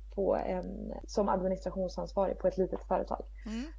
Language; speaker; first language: Swedish; native; Swedish